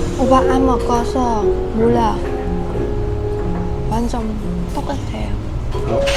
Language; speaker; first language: Korean; non-native, learner; Vietnamese